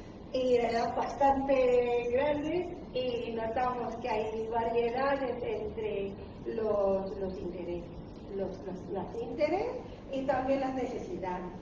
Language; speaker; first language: Spanish; non-native, learner; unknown